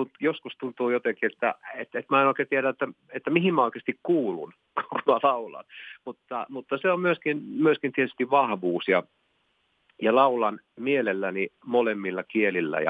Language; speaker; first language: Finnish; non-native, local second language; Swedish